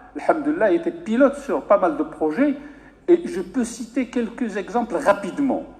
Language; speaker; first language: French; non-native, local second language; Arabic